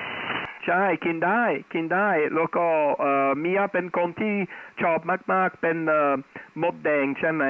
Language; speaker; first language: Thai; non-native, fluent; Dutch